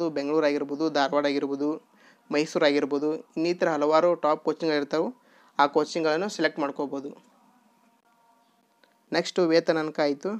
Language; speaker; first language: Kannada; native; Kannada